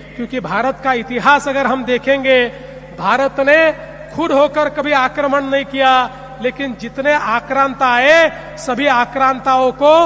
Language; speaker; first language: Hindi; non-native, local second language; Marathi